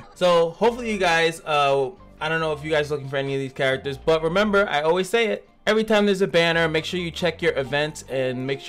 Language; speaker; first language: English; native; English